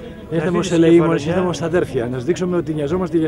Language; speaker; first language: Greek; native; Greek